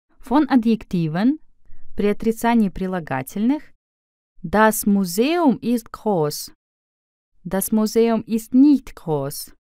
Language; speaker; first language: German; non-native, fluent; Russian